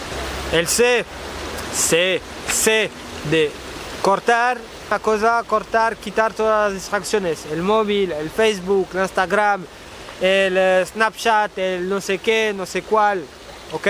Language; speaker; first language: Spanish; non-native, fluent; French